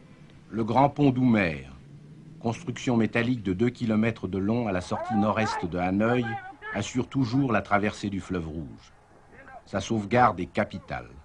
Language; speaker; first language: French; native; French